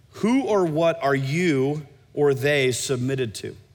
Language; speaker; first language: English; native; English